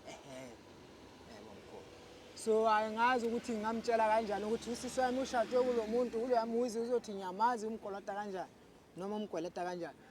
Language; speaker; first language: Zulu; non-native, local second language; Southern Sotho